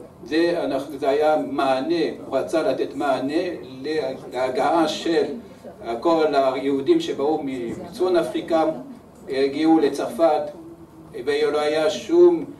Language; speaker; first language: Hebrew; early bilingual, other home language; French